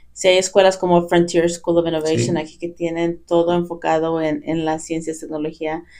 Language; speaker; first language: Spanish; early bilingual, heritage; Spanish